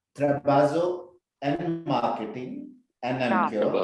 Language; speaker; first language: Spanish; non-native, learner; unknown